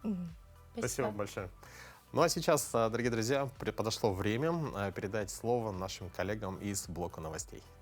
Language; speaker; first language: Russian; native; Russian